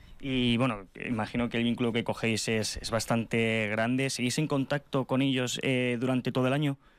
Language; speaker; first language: Spanish; native; Spanish